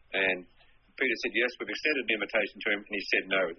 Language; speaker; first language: English; native; English